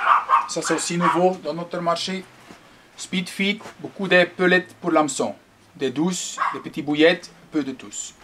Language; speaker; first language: French; non-native, local second language; Dutch